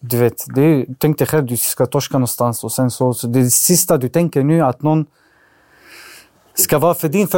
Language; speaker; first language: Swedish; early bilingual, other home language; Arabic